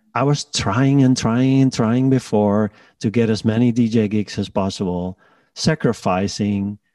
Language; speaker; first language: English; non-native, fluent; Dutch